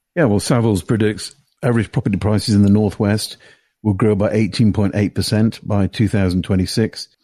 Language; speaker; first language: English; native; English